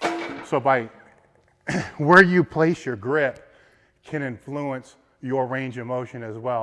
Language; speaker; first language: English; native; English